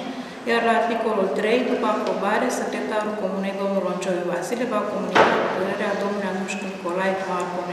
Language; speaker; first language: Romanian; native; Romanian